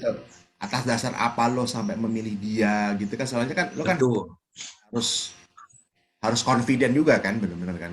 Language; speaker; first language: Indonesian; native; Indonesian